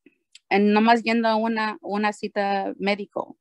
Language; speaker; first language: Spanish; early bilingual, heritage; Spanish